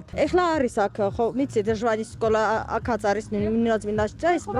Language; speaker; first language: Georgian; non-native, local second language; Armenian